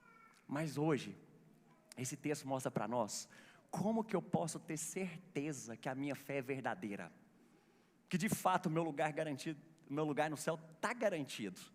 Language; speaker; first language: Portuguese; native; Portuguese